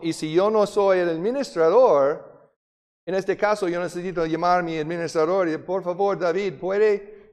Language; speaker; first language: Spanish; non-native, fluent; English